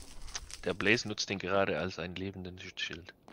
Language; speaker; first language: German; native; German